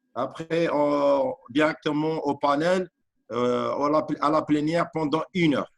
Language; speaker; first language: French; non-native, local second language; Arabic